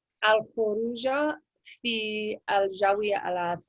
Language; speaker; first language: Arabic; non-native, learner; English